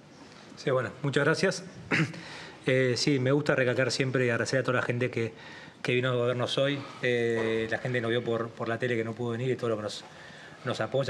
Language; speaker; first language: Spanish; native; Spanish